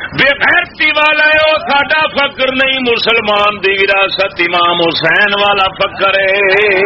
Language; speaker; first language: Urdu; native; Urdu